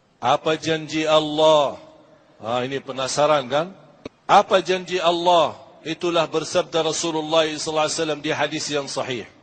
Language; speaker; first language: Malay; non-native, fluent; Arabic